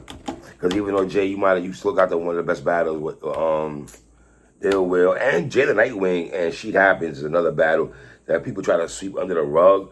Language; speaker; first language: English; native; English